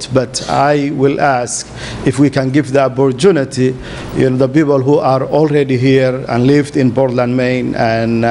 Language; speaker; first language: English; non-native, fluent; Somali